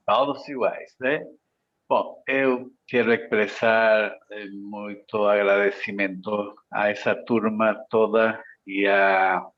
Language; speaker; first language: Portuguese; non-native, fluent; Spanish